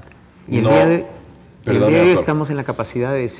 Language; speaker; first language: Spanish; native; Spanish